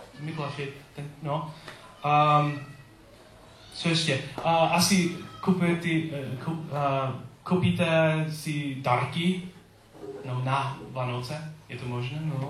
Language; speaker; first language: Czech; non-native, learner; English